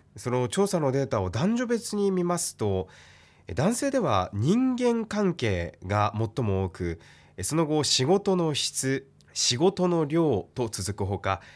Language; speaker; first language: Japanese; native; Japanese